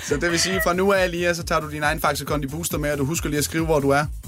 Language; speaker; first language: Danish; native; Danish